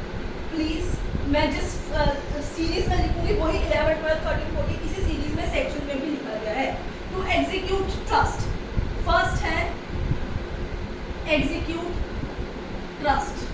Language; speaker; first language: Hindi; native; Hindi